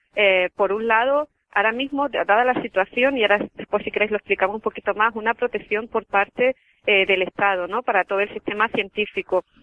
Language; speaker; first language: Spanish; native; Spanish